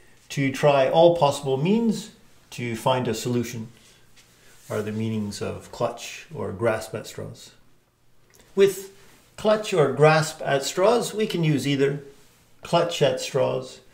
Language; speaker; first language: English; native; English